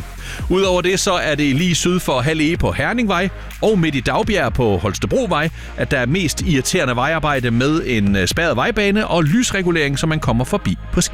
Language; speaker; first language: Danish; native; Danish